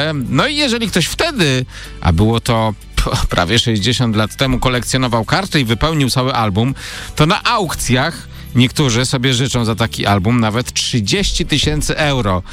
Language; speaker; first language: Polish; native; Polish